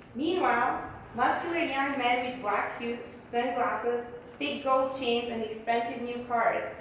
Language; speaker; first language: English; early bilingual, other home language; Bulgarian